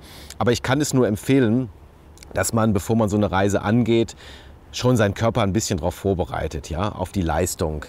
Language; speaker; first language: German; native; German